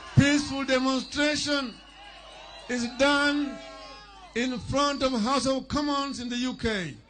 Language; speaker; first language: English; non-native, local second language; Swahili